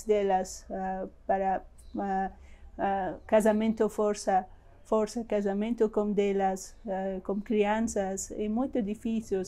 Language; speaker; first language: Portuguese; non-native, learner; Persian